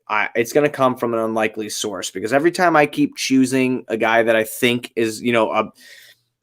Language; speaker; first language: English; native; English